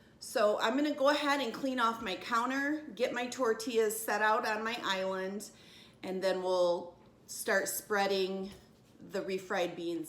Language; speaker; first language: English; native; English